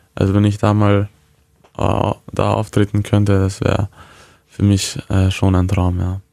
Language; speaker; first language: German; early bilingual, other home language; Croatian